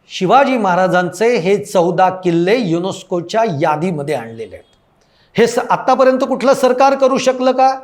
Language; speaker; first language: Marathi; native; Marathi